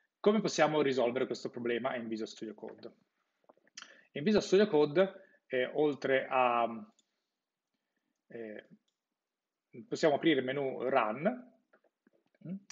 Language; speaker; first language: Italian; native; Italian